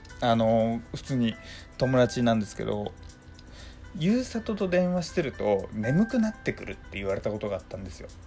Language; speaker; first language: Japanese; native; Japanese